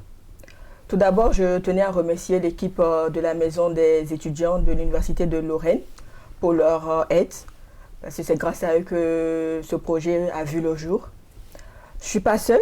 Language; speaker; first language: French; non-native, local second language; Ewe